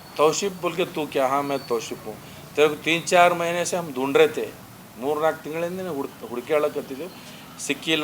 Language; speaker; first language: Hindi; non-native, local second language; Kannada